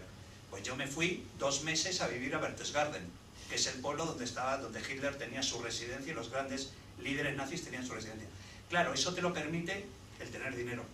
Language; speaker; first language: Spanish; native; Spanish